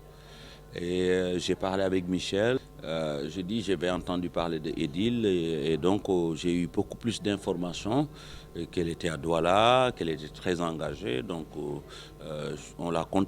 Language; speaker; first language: French; non-native, local second language; Wolof